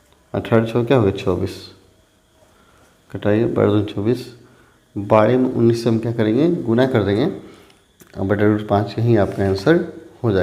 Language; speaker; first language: Hindi; native; Hindi